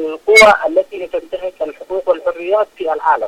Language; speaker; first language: Arabic; native; Arabic